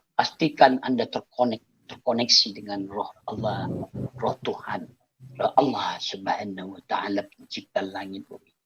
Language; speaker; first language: Indonesian; non-native, local second language; Achinese